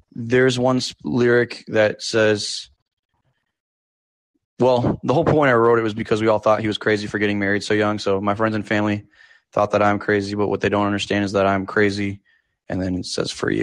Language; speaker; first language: English; native; English